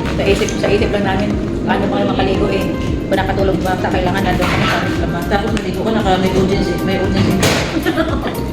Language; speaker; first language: Filipino; non-native, local second language; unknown